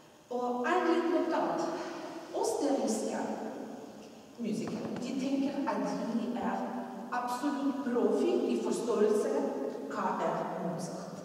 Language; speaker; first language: Norwegian; non-native, learner; Russian